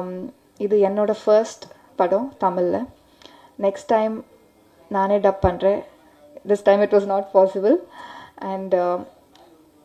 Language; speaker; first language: Tamil; non-native, learner; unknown